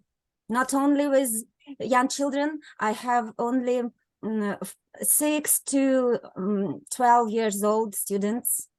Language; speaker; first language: English; non-native, learner; Russian